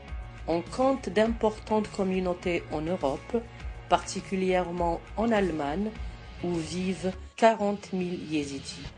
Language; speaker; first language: French; native; French